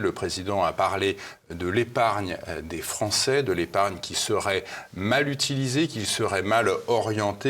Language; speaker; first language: French; native; French